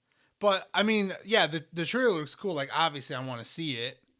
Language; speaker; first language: English; native; English